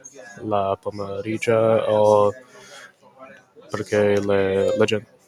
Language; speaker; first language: Italian; non-native, learner; English